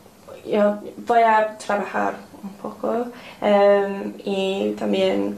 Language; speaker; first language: Spanish; non-native, learner; English